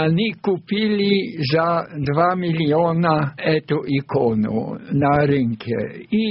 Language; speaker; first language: Russian; non-native, fluent; German